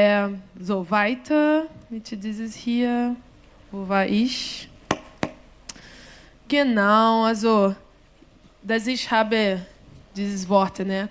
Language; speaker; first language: German; non-native, learner; Portuguese